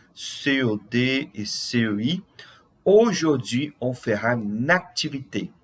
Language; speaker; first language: French; non-native, fluent; Portuguese